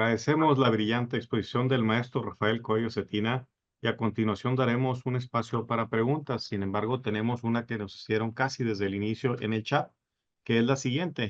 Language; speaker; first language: Spanish; native; Spanish